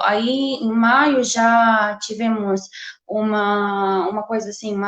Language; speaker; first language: Portuguese; non-native, fluent; Russian